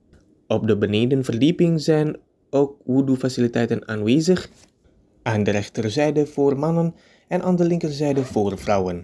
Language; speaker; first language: Dutch; non-native, fluent; Indonesian